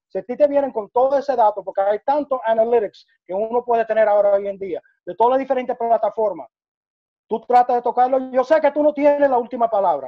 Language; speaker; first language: Spanish; early bilingual, heritage; Spanish